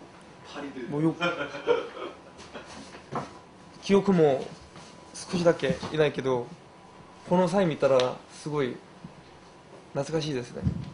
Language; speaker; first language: Japanese; non-native, learner; Korean